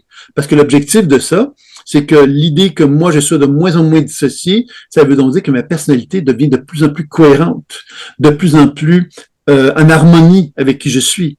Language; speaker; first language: French; native; French